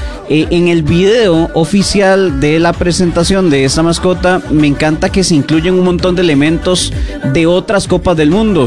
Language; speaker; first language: Spanish; native; Spanish